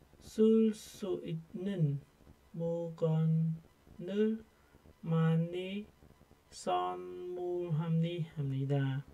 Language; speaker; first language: Korean; non-native, learner; Khmer